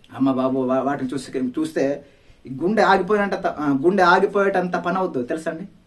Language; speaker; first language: Telugu; non-native, local second language; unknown